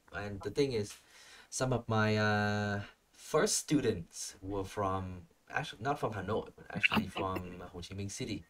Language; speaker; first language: English; non-native, fluent; Vietnamese